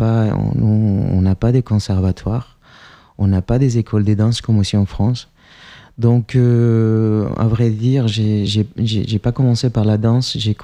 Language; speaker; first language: French; non-native, fluent; Spanish